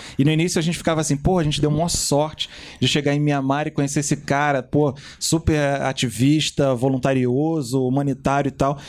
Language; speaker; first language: Portuguese; native; Portuguese